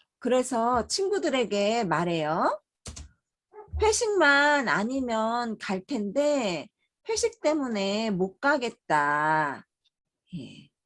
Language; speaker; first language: Korean; native; Korean